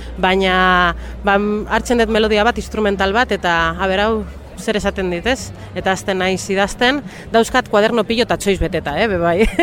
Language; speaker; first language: Basque; non-native, local second language; Spanish